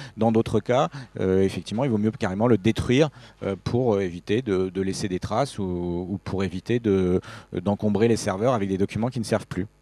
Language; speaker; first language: French; native; French